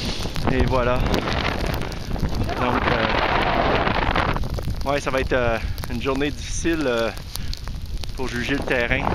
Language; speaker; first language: French; native; French